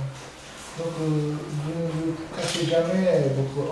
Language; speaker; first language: French; non-native, learner; Korean